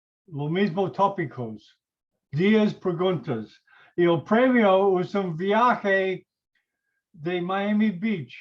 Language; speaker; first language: Spanish; non-native, learner; English